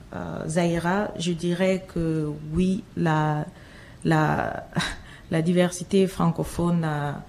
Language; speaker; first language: French; non-native, local second language; Fula